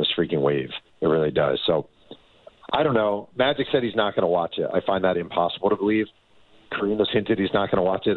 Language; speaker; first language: English; native; English